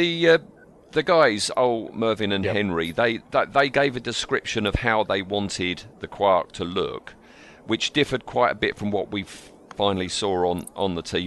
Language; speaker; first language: English; native; English